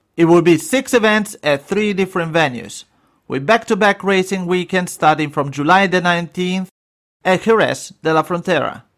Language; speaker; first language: English; non-native, fluent; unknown